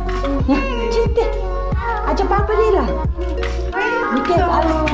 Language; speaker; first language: German; non-native, learner; Tibetan